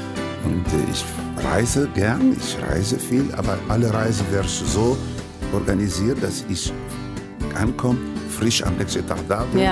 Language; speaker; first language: German; non-native, fluent; Spanish